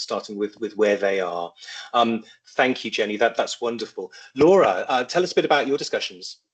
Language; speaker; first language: English; native; English